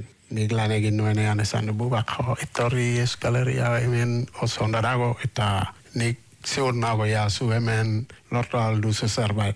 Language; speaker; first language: Basque; non-native, fluent; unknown